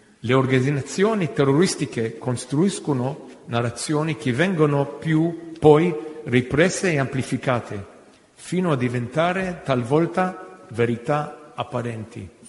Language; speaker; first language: Italian; non-native, fluent; Hebrew